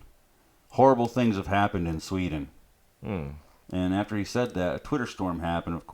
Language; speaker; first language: English; native; English